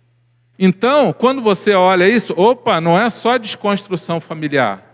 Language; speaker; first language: Portuguese; native; Portuguese